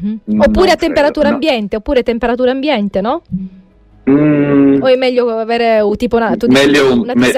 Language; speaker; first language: Italian; native; Italian